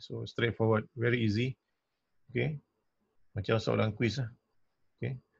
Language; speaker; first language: English; non-native, local second language; Malay